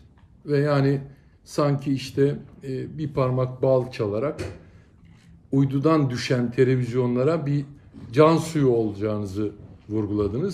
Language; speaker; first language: Turkish; native; Turkish